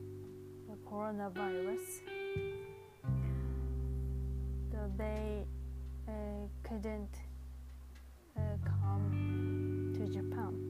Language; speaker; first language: English; non-native, learner; Japanese